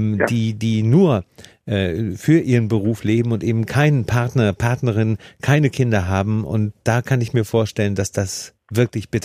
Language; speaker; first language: German; native; German